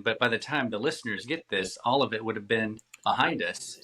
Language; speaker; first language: English; native; English